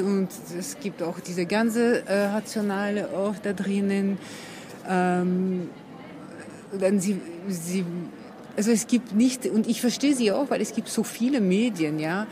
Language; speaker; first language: German; non-native, fluent; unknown